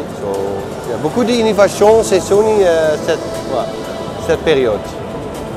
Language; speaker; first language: French; non-native, learner; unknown